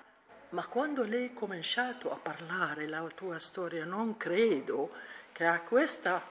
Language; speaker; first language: Italian; non-native, learner; Arabic